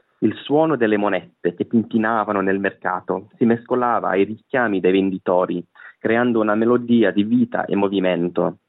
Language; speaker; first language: Italian; non-native, fluent; English